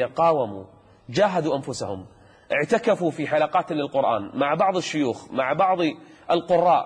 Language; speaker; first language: Arabic; native; Arabic